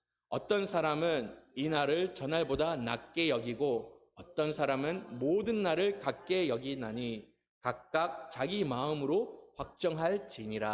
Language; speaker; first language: Korean; native; Korean